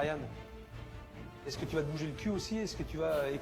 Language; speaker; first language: French; native; French